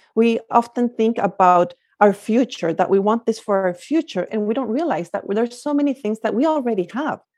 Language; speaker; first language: English; non-native, fluent; Spanish